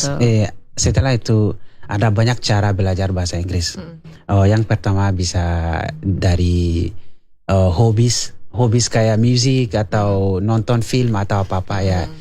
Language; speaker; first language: Indonesian; non-native, learner; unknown